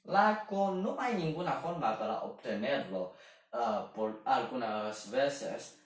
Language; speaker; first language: Spanish; non-native, learner; Chinese